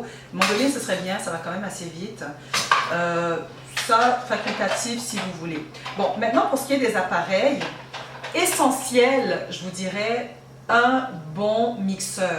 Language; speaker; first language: French; native; French